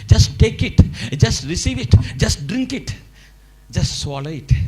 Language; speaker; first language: English; non-native, local second language; Tamil